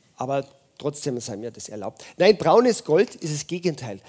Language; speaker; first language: German; native; German